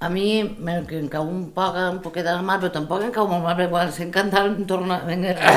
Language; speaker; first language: Catalan; native; Catalan